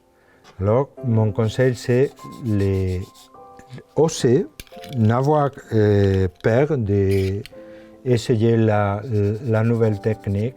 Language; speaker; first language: French; non-native, fluent; Spanish